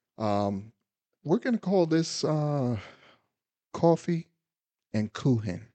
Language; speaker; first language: English; native; English